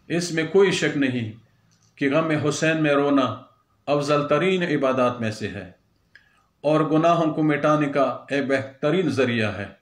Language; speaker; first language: Urdu; non-native, local second language; Pashto